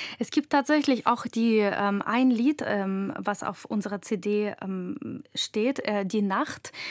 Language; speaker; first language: German; non-native, fluent; Russian